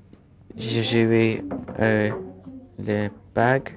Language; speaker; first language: French; non-native, learner; English